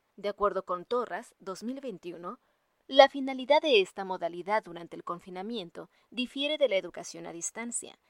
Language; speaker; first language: Spanish; native; Spanish